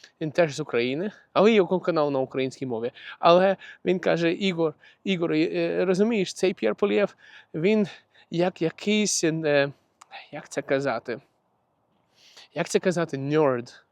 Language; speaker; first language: Ukrainian; non-native, local second language; Russian